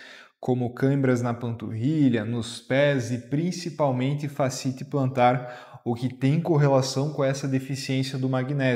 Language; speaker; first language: Portuguese; native; Portuguese